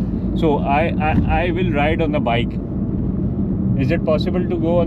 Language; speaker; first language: English; non-native, local second language; Urdu